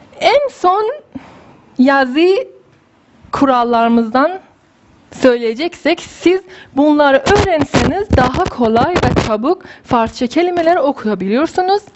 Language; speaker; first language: Turkish; non-native, fluent; Persian